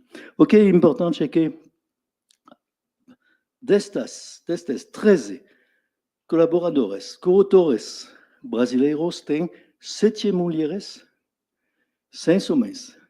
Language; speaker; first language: Portuguese; non-native, fluent; French